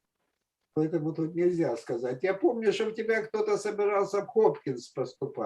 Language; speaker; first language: Russian; native; Russian